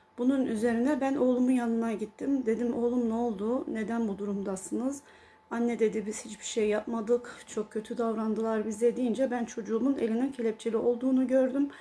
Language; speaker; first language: Turkish; early bilingual, heritage; Turkish